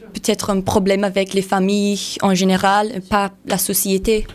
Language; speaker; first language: French; non-native, learner; English